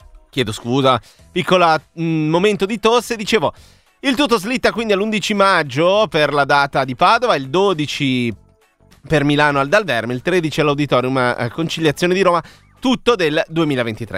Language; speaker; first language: Italian; native; Italian